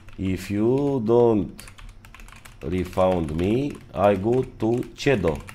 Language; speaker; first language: English; non-native, learner; Romanian